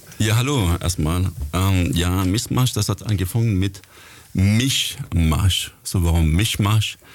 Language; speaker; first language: German; non-native, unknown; French